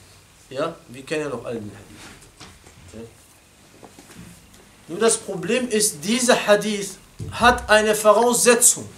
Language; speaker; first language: German; non-native, fluent; Arabic